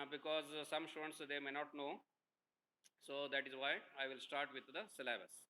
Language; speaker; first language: English; non-native, local second language; Kannada